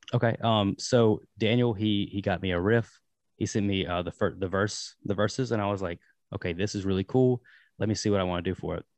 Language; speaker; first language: English; native; English